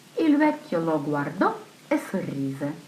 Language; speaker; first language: Italian; non-native, fluent; Ukrainian